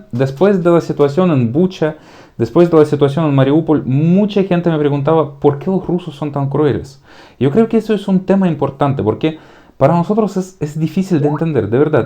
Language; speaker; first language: Spanish; non-native, fluent; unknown